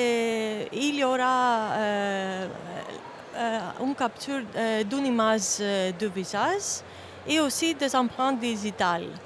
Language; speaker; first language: French; non-native, fluent; Greek